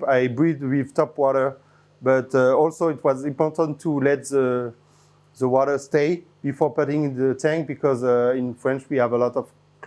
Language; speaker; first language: English; non-native, fluent; French